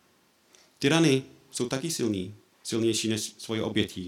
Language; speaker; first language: Czech; non-native, fluent; English